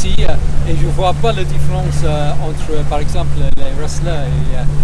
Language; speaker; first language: French; non-native, fluent; English